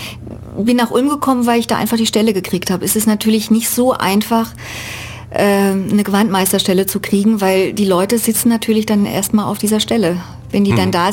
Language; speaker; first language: German; native; German